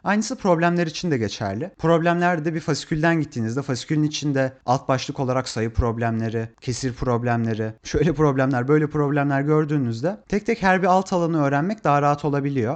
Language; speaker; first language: Turkish; native; Turkish